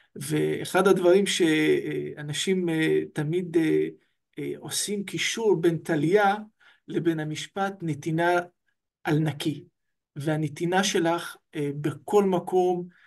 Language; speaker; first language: Hebrew; non-native, local second language; Arabic